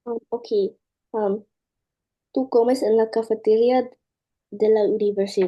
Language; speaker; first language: Spanish; non-native, learner; English